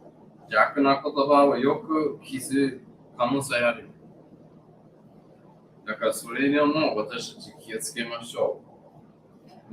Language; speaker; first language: Japanese; non-native, learner; English